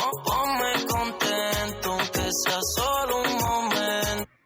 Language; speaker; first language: Spanish; non-native, fluent; English